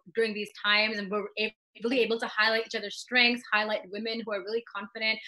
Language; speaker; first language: English; native; English